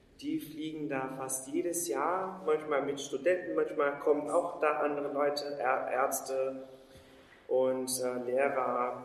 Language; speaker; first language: German; non-native, fluent; Portuguese